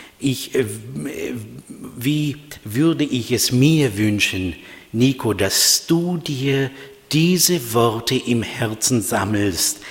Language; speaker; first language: German; non-native, fluent; Russian